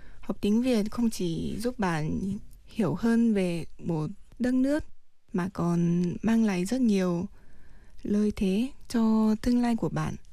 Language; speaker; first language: Vietnamese; early bilingual, heritage; Vietnamese